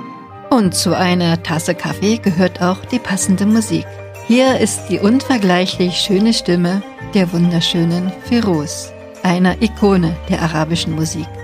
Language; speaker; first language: German; native; German